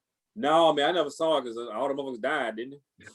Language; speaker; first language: English; native; English